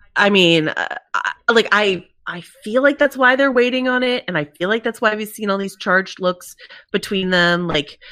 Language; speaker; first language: English; native; English